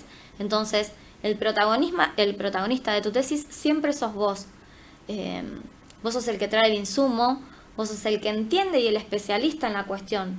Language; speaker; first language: Spanish; native; Spanish